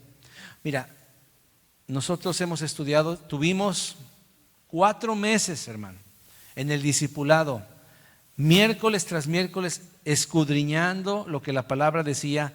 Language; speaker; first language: Spanish; native; Spanish